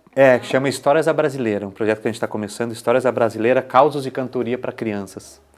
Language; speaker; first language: Portuguese; native; Portuguese